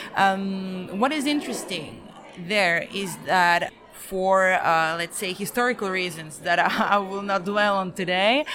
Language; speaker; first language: English; early bilingual, other home language; Serbian